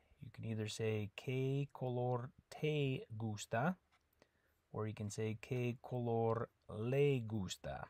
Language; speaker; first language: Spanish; non-native, fluent; English